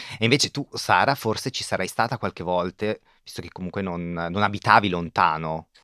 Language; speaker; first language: Italian; native; Italian